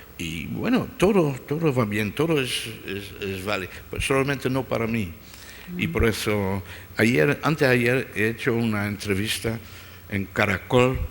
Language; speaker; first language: Spanish; non-native, fluent; Dutch